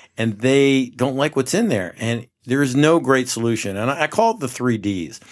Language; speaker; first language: English; native; English